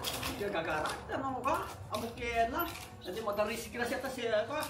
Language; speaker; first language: Filipino; native; Filipino